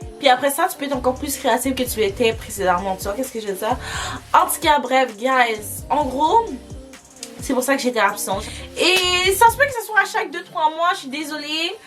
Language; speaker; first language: French; early bilingual, other home language; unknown